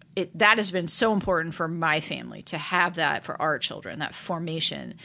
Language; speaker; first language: English; native; English